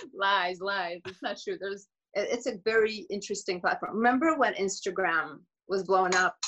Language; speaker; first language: English; early bilingual, other home language; Georgian